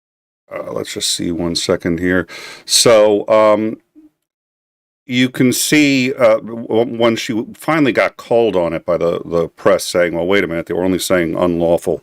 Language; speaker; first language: English; native; English